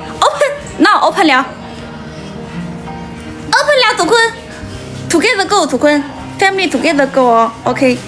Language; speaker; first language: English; non-native, learner; Thai